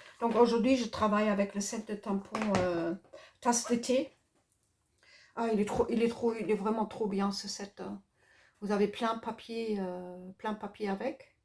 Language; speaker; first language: French; non-native, fluent; German